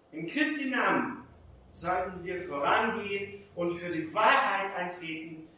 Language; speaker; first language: German; non-native, fluent; Portuguese